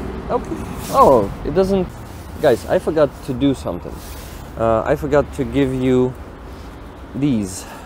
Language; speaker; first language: English; non-native, fluent; Ukrainian